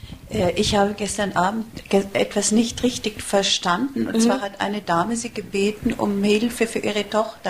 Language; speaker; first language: German; native; German